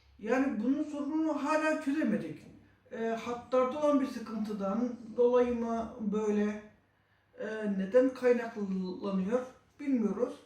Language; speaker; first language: Turkish; native; Turkish